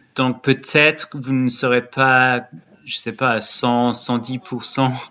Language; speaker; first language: French; early bilingual, heritage; English